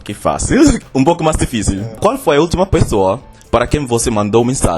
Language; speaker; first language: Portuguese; non-native, learner; English